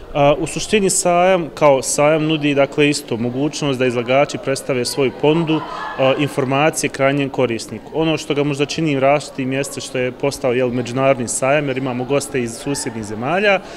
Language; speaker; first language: Bosnian; native; Bosnian